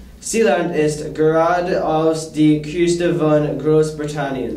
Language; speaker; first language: German; non-native, learner; English